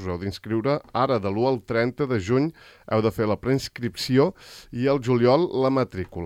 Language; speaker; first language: Catalan; native; Catalan